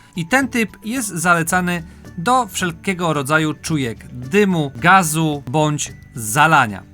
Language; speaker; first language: Polish; native; Polish